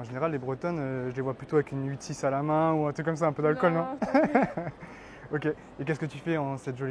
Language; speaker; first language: French; native; French